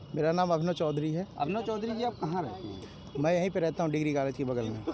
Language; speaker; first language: Hindi; native; Hindi